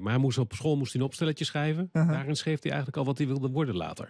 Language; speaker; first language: Dutch; native; Dutch